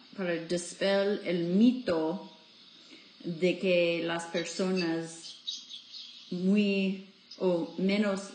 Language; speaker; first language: Spanish; non-native, fluent; English